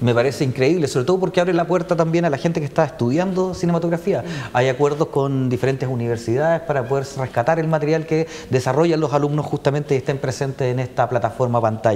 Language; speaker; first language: Spanish; native; Spanish